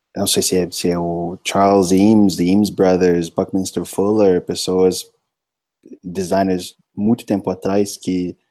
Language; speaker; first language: Portuguese; non-native, fluent; English